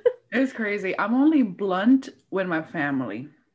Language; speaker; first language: English; early bilingual, other home language; Spanish